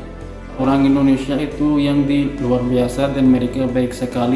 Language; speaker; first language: Indonesian; non-native, learner; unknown